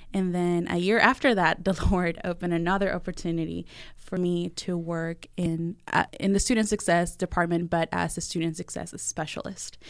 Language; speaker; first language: English; early bilingual, other home language; Spanish